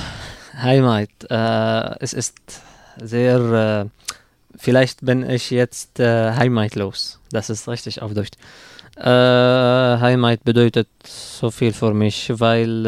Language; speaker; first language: German; non-native, learner; Arabic